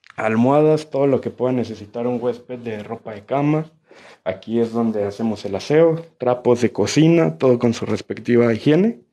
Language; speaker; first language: Spanish; native; Spanish